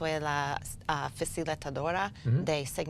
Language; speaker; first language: Spanish; non-native, learner; English